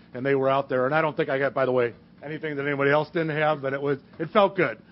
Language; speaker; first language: English; native; English